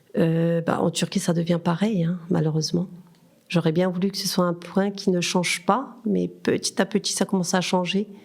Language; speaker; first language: French; early bilingual, other home language; Turkish